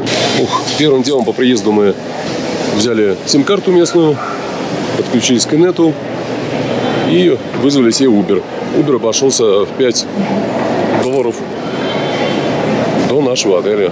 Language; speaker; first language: Russian; native; Russian